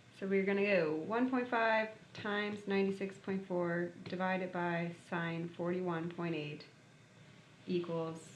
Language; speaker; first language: English; native; English